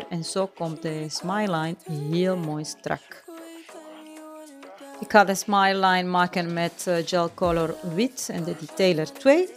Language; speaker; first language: Dutch; non-native, fluent; Spanish